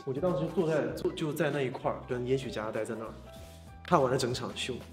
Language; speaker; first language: Chinese; native; Chinese